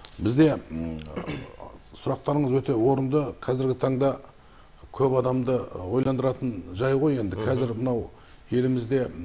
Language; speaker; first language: Kazakh; native; Kazakh